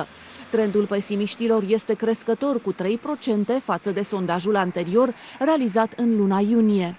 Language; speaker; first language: Romanian; native; Romanian